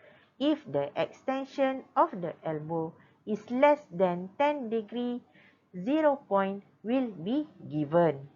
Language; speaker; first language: English; non-native, local second language; Malay